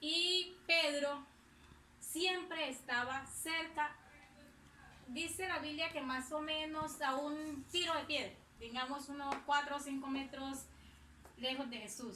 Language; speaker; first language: Spanish; native; Spanish